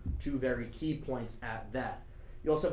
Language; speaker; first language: English; native; English